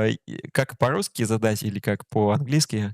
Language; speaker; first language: Russian; native; Russian